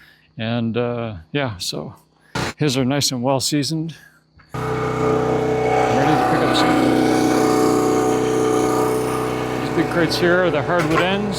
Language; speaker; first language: English; native; English